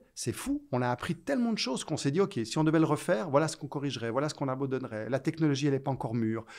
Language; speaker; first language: French; native; French